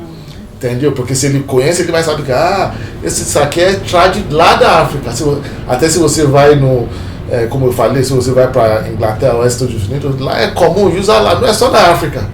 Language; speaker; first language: Portuguese; non-native, fluent; Yoruba